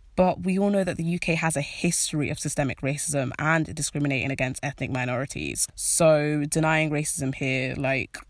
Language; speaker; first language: English; native; English